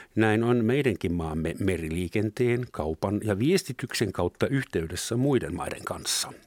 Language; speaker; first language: Finnish; native; Finnish